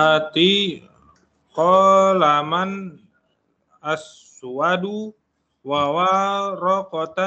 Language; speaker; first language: Arabic; non-native, learner; Indonesian